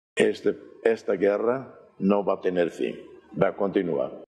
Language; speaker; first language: Spanish; non-native, fluent; Portuguese